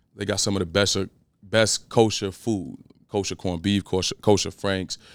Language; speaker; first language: English; native; English